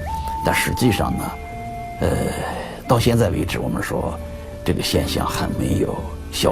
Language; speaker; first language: Chinese; native; Chinese